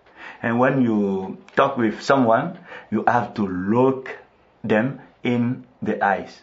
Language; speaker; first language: English; non-native, local second language; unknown